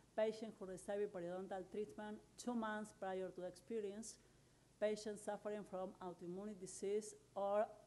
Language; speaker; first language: English; non-native, learner; Spanish